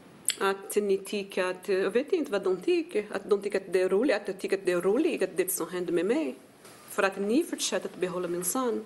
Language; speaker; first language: Swedish; non-native, fluent; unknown